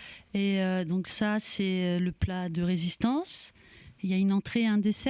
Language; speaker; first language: French; native; French